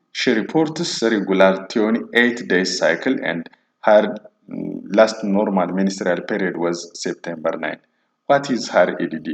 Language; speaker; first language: English; non-native, local second language; Amharic